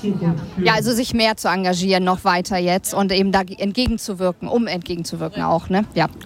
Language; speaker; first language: German; native; German